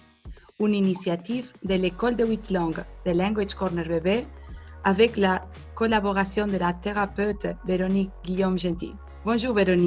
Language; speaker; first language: French; non-native, fluent; Spanish